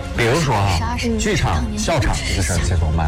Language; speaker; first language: Chinese; native; Chinese